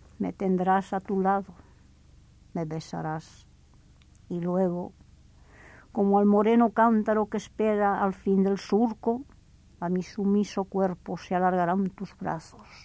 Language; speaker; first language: Spanish; native; Spanish